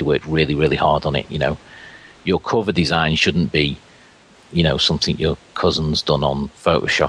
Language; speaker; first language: English; native; English